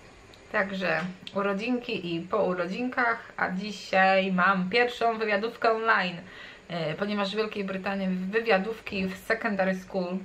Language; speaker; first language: Polish; native; Polish